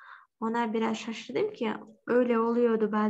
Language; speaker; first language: Turkish; non-native, learner; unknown